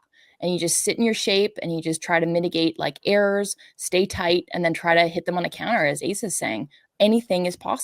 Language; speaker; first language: English; native; English